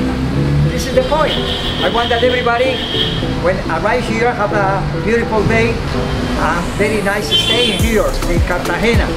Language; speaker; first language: English; non-native, learner; Spanish